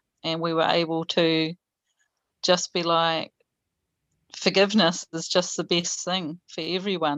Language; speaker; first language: English; native; English